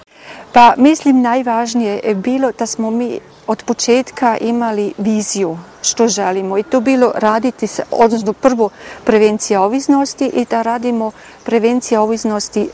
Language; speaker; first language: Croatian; non-native, fluent; German